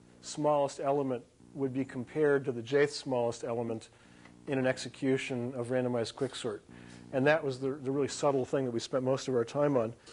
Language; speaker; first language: English; native; English